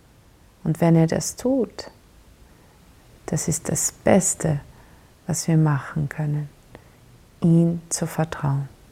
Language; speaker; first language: German; non-native, fluent; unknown